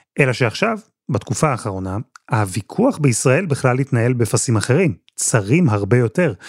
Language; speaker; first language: Hebrew; native; Hebrew